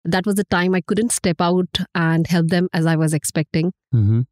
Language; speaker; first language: English; non-native, local second language; Hindi